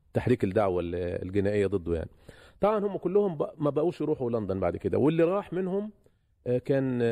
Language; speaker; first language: Arabic; native; Arabic